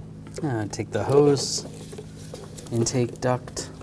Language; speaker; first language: English; native; English